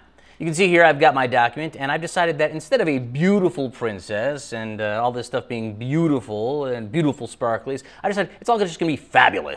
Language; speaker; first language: English; native; English